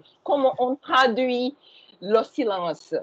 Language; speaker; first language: French; non-native, fluent; Portuguese